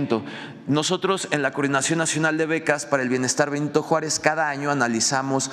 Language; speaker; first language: Spanish; native; Spanish